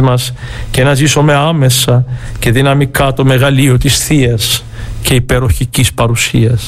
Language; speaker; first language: Greek; native; Greek